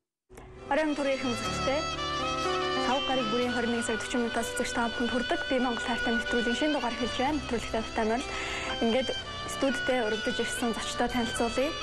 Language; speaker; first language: Mongolian; native; Mongolian